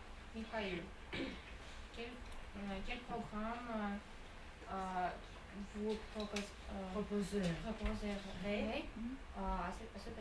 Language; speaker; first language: French; non-native, learner; Russian